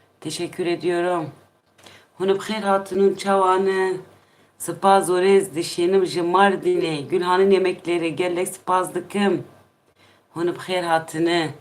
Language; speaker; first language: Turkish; non-native, local second language; Kurdish